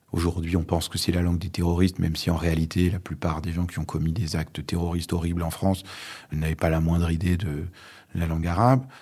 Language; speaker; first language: French; early bilingual, other home language; Arabic